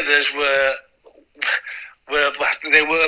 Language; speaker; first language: English; non-native, local second language; Welsh